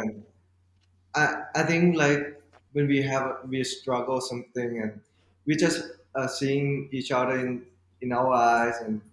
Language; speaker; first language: English; non-native, learner; Thai